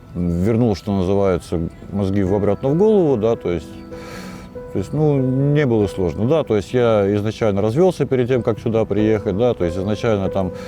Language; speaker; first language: Russian; native; Russian